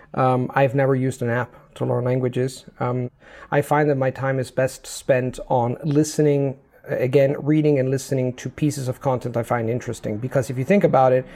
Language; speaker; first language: English; non-native, fluent; Italian